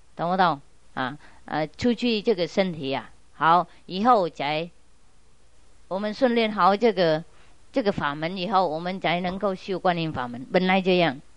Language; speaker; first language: Chinese; non-native, fluent; Vietnamese